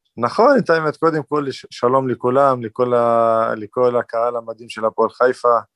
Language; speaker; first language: Hebrew; non-native, local second language; Arabic